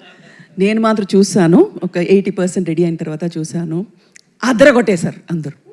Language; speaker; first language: Telugu; non-native, fluent; Tamil